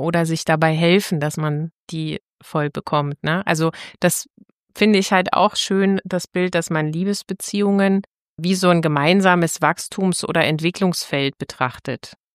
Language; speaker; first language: German; native; German